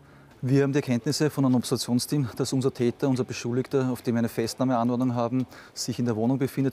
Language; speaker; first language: German; native; German